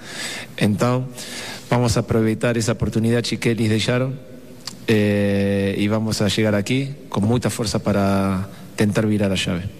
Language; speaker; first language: Portuguese; non-native, fluent; Spanish